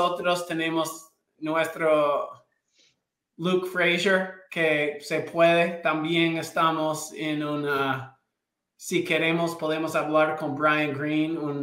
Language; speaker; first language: Spanish; non-native, fluent; English